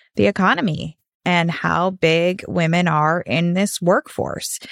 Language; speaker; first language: English; native; English